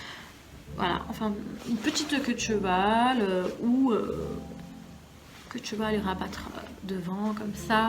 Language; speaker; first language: French; native; French